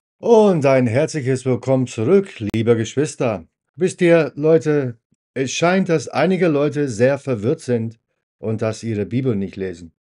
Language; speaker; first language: German; non-native, fluent; English